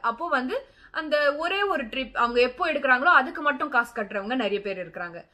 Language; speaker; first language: Tamil; early bilingual, heritage; Tamil